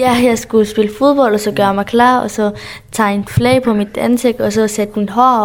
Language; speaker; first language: Danish; early bilingual, other home language; Kurdish